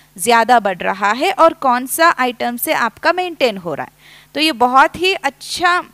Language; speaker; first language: Hindi; non-native, local second language; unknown